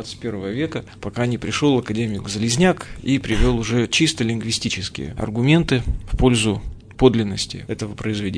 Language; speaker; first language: Russian; native; Russian